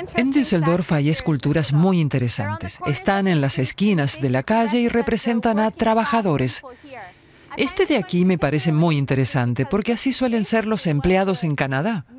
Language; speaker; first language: Spanish; non-native, fluent; English